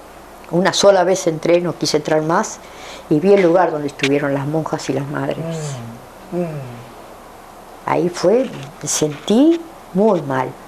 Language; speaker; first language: Spanish; native; Spanish